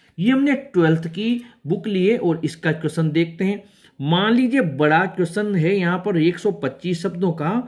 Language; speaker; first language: Hindi; native; Hindi